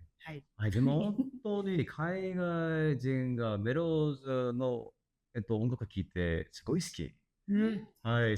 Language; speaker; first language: Japanese; non-native, learner; English